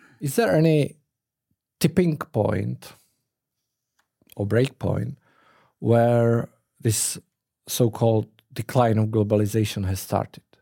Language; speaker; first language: English; non-native, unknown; Czech